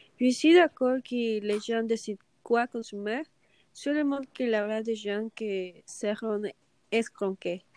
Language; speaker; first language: French; non-native, learner; Spanish